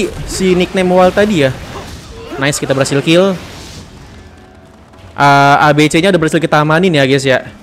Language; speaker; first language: Indonesian; native; Indonesian